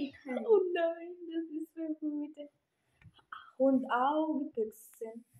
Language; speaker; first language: German; non-native, learner; Filipino